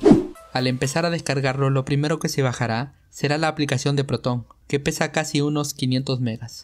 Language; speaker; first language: Spanish; native; Spanish